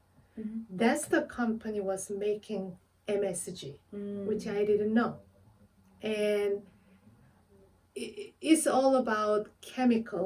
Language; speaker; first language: English; non-native, fluent; Korean